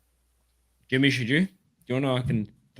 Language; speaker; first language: English; native; English